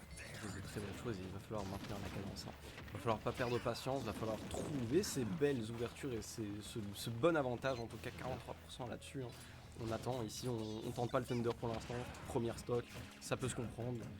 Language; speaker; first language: French; native; French